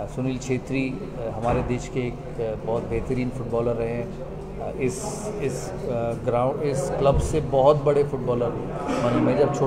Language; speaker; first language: Hindi; non-native, local second language; Bangla